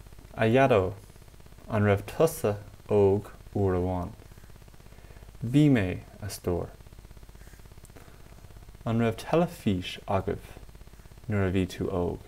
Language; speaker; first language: Irish; non-native, local second language; English